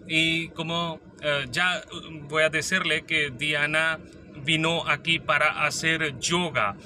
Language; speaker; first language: Spanish; non-native, learner; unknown